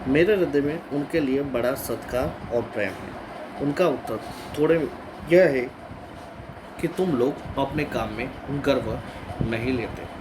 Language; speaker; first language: Hindi; non-native, local second language; Gujarati